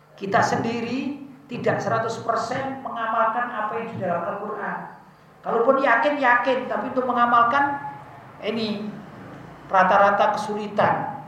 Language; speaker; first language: Indonesian; non-native, local second language; Javanese